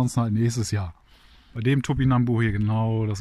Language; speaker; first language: German; native; German